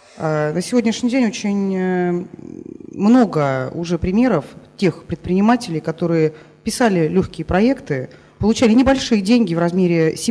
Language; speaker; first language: Russian; native; Russian